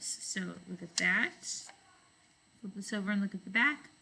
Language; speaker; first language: English; native; English